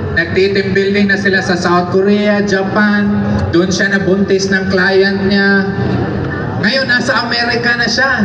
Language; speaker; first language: Filipino; non-native, local second language; Cebuano